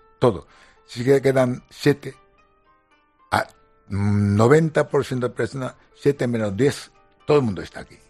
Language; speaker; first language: Spanish; non-native, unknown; Japanese